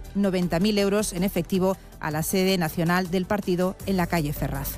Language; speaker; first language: Spanish; native; Spanish